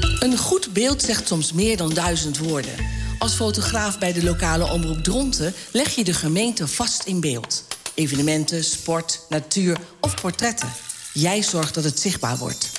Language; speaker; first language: Dutch; native; Dutch